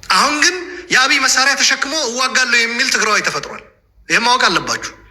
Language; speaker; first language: Amharic; non-native, local second language; Tigrinya